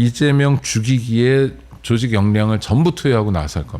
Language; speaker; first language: Korean; native; Korean